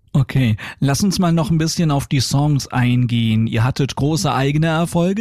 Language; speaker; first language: German; native; German